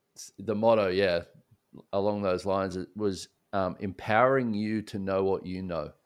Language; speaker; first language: English; native; English